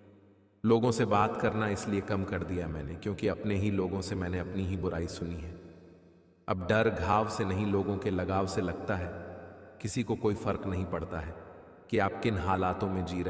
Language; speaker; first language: Hindi; native; Hindi